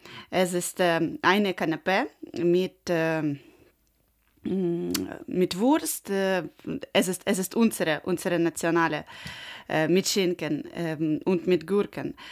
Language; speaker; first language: German; non-native, learner; Ukrainian